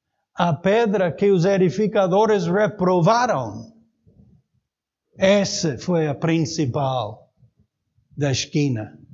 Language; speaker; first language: Portuguese; native; Portuguese